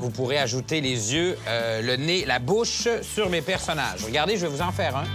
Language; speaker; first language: French; native; French